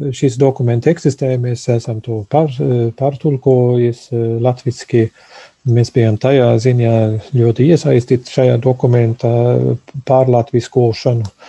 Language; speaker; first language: Latvian; early bilingual, heritage; Latvian